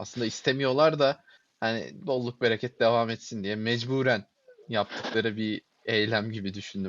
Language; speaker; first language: Turkish; native; Turkish